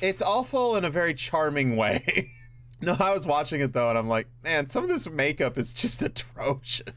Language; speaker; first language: English; native; English